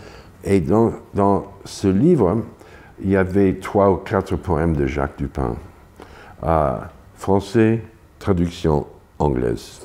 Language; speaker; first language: French; non-native, fluent; English